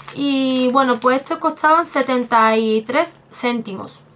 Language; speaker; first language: Spanish; native; Spanish